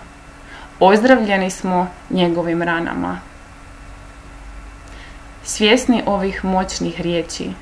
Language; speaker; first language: Croatian; native; Croatian